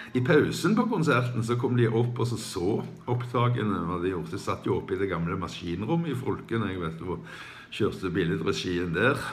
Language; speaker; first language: Norwegian; native; Norwegian